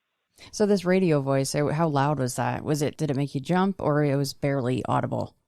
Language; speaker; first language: English; native; English